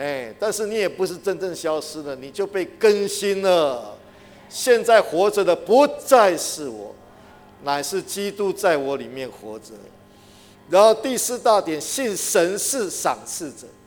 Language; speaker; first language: Chinese; native; Chinese